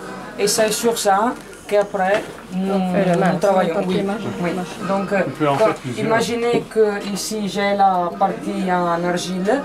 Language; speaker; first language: French; non-native, fluent; Italian